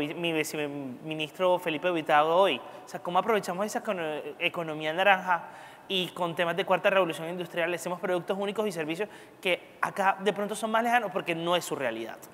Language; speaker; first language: Spanish; native; Spanish